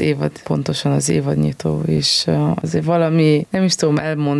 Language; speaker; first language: Hungarian; early bilingual, heritage; Hungarian